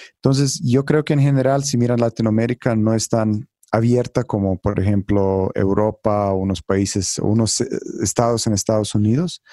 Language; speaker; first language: Spanish; non-native, fluent; Croatian